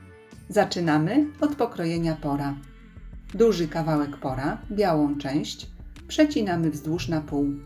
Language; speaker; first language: Polish; native; Polish